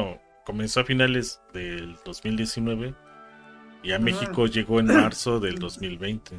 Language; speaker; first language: Spanish; native; Spanish